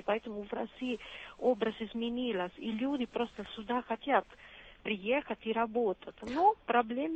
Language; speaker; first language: Russian; non-native, fluent; Italian